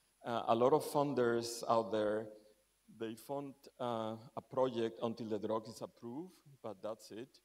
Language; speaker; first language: English; non-native, fluent; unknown